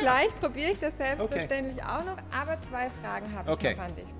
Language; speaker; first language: German; native; German